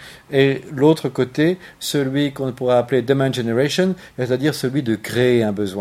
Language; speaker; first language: French; native; French